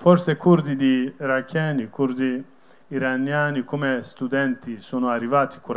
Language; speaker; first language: Italian; non-native, learner; Kurdish